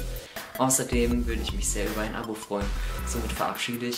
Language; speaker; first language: German; native; German